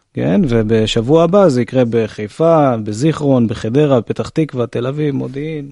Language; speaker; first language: Hebrew; native; Hebrew